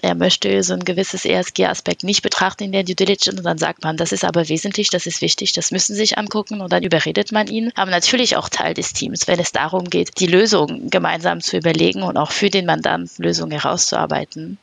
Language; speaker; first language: German; non-native, fluent; French